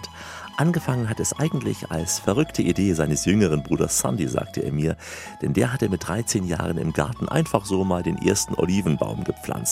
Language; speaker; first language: German; native; German